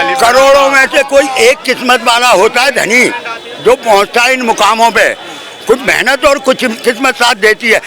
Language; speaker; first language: Hindi; native; Hindi